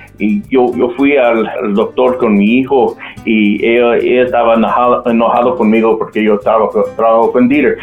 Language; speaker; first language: Spanish; non-native, local second language; English